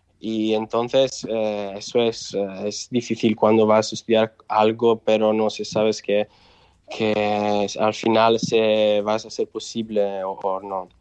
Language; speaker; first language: Spanish; non-native, local second language; Italian